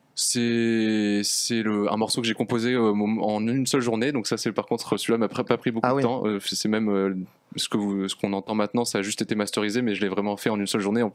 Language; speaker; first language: French; native; French